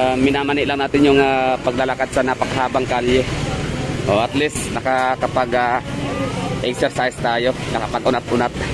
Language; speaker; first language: Filipino; non-native, local second language; Cebuano